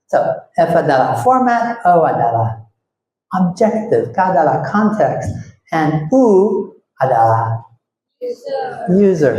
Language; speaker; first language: Indonesian; non-native, fluent; English